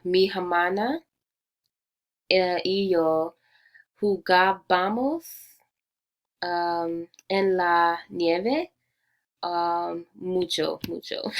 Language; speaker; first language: Spanish; non-native, learner; English